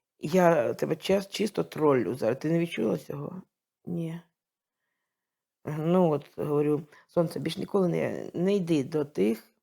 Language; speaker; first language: Ukrainian; native; Ukrainian